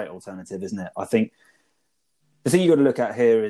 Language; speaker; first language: English; native; English